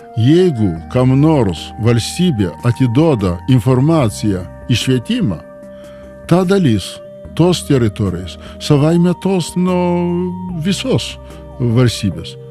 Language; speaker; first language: Lithuanian; non-native, local second language; Polish